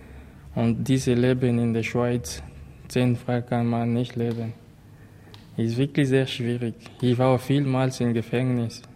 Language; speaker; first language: German; non-native, learner; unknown